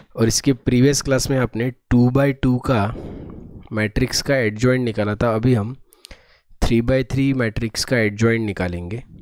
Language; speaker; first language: Hindi; non-native, local second language; Marathi